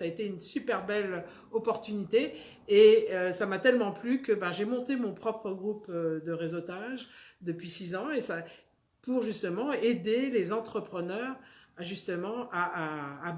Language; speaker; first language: French; native; French